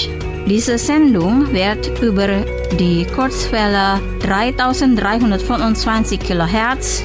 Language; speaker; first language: German; non-native, fluent; Indonesian